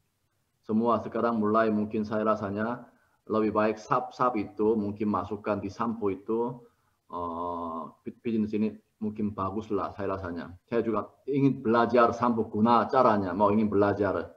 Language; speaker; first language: Indonesian; non-native, learner; Korean